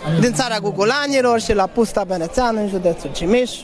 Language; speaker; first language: Romanian; non-native, learner; Hungarian